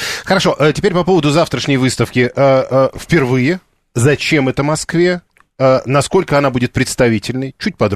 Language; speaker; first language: Russian; native; Russian